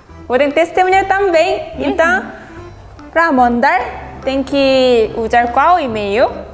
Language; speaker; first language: Portuguese; non-native, fluent; Korean